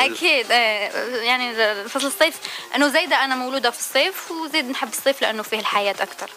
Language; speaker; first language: Arabic; native; Arabic